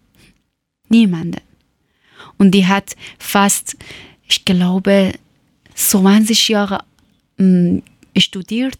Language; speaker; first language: German; non-native, learner; Persian